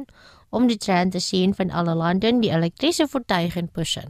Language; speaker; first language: Dutch; non-native, fluent; Indonesian